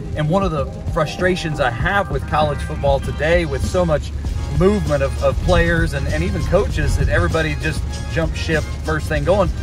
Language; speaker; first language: English; native; English